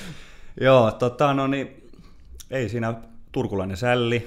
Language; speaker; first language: Finnish; native; Finnish